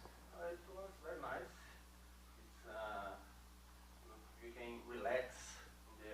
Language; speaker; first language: English; non-native, learner; Portuguese